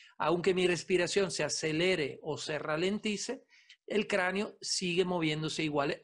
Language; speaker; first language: Spanish; non-native, fluent; Italian